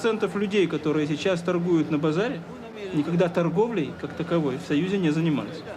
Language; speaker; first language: Russian; native; Russian